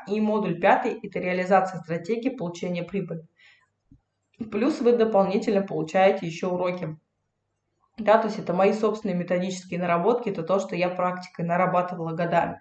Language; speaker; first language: Russian; native; Russian